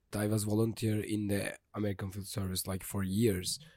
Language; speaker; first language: English; non-native, fluent; Turkish